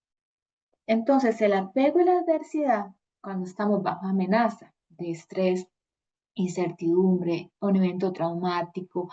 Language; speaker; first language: Spanish; native; Spanish